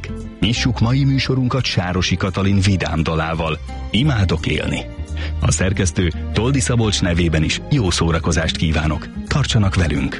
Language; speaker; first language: Hungarian; native; Hungarian